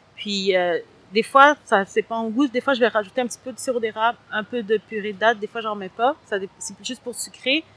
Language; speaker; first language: French; early bilingual, other home language; Spanish